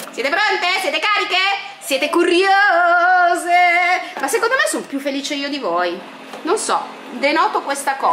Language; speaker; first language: Italian; native; Italian